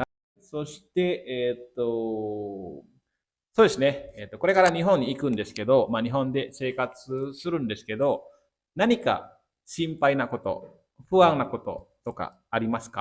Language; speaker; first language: Japanese; non-native, fluent; Indonesian